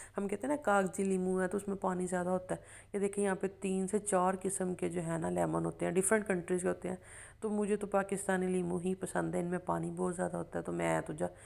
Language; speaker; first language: Urdu; non-native, local second language; Punjabi